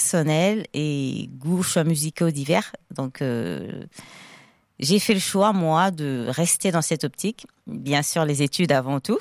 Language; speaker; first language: French; non-native, local second language; Lingala